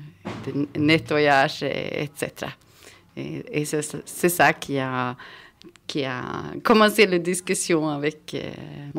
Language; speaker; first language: French; non-native, fluent; Swedish